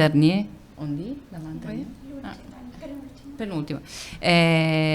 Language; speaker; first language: French; non-native, fluent; Italian